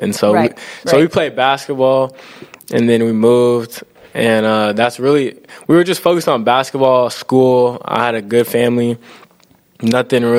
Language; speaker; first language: English; native; English